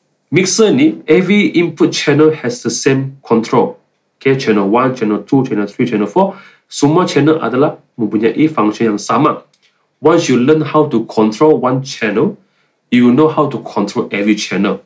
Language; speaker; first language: English; non-native, local second language; Malay